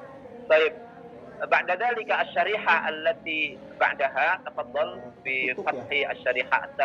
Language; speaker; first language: Arabic; non-native, fluent; Indonesian